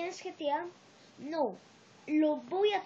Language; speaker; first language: Spanish; native; Spanish